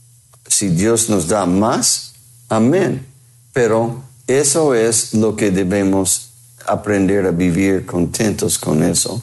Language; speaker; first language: Spanish; non-native, fluent; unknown